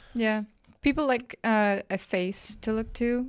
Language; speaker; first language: English; native; English